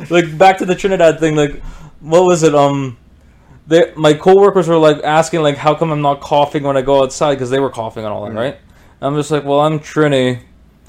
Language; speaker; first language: English; native; English